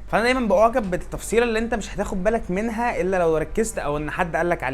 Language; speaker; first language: Arabic; native; Arabic